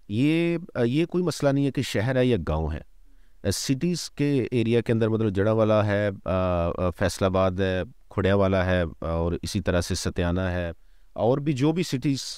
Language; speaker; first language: Urdu; non-native, local second language; Punjabi